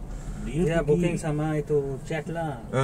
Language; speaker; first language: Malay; non-native, learner; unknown